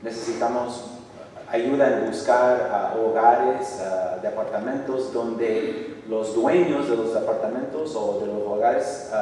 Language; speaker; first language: Spanish; non-native, fluent; English